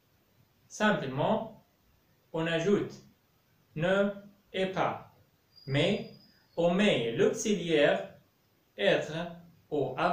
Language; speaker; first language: French; non-native, fluent; Arabic